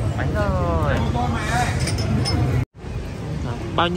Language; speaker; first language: Vietnamese; native; Vietnamese